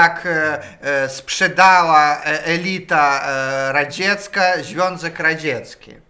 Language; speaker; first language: Polish; non-native, fluent; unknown